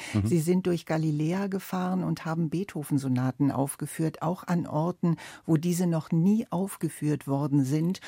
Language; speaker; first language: German; native; German